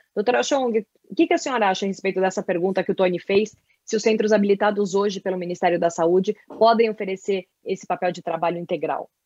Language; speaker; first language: Portuguese; native; Portuguese